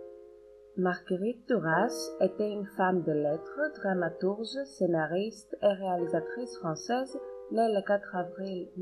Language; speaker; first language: French; non-native, learner; Greek